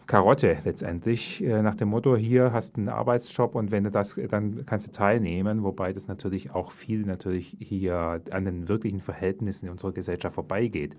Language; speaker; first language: German; native; German